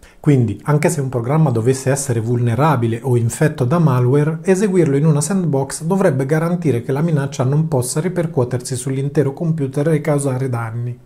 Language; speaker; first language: Italian; native; Italian